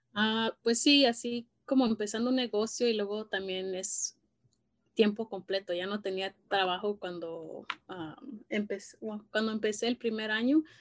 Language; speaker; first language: Spanish; early bilingual, heritage; Spanish